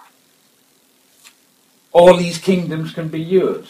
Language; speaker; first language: English; native; English